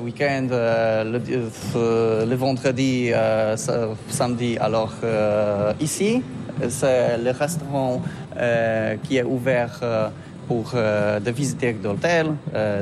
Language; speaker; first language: French; non-native, learner; Polish